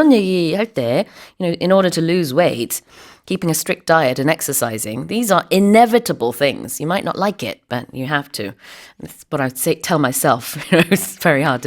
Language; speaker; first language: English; non-native, fluent; Korean